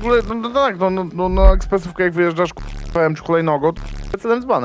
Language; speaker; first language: Polish; native; Polish